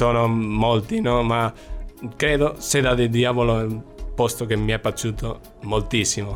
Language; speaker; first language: Italian; non-native, fluent; Spanish